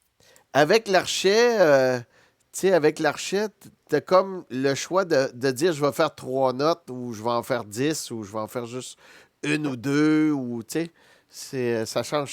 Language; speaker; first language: French; native; French